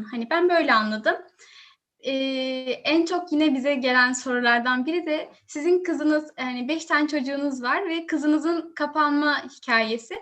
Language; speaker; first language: Turkish; native; Turkish